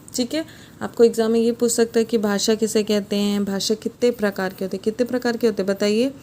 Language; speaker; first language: Hindi; native; Hindi